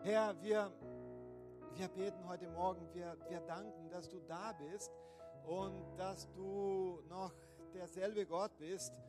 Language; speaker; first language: German; non-native, fluent; Portuguese